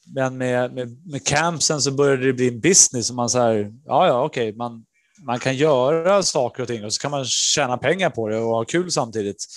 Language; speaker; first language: Swedish; early bilingual, other home language; Spanish